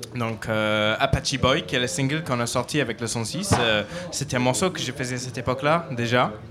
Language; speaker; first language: French; non-native, fluent; English